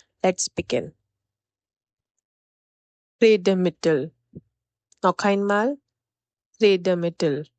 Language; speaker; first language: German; non-native, fluent; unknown